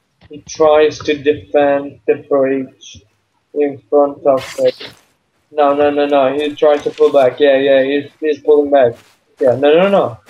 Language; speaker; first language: English; non-native, learner; Turkish